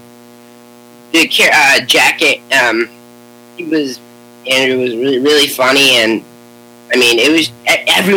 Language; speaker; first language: English; native; English